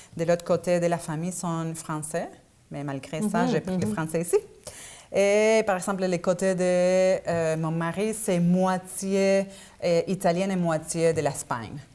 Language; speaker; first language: French; non-native, fluent; Spanish